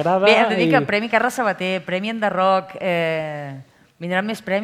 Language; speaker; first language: Catalan; native; Catalan